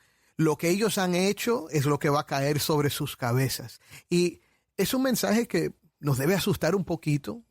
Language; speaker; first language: Spanish; native; Spanish